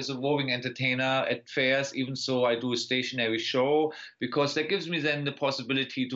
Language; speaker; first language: English; non-native, fluent; German